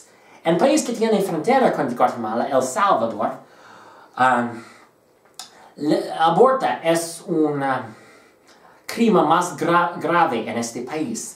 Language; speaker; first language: Spanish; non-native, learner; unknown